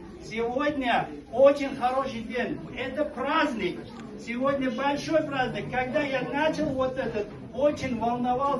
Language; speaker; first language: Russian; non-native, local second language; Uzbek